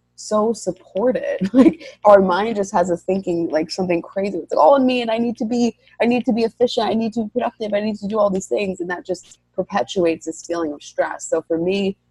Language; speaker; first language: English; native; English